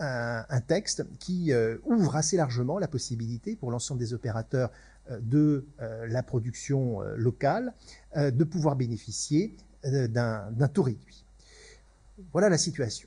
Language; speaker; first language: French; native; French